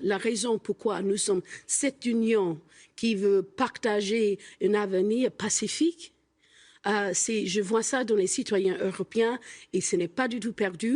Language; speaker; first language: French; non-native, fluent; English